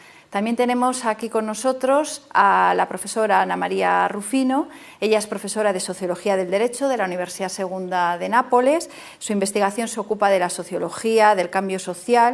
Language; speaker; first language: Spanish; native; Spanish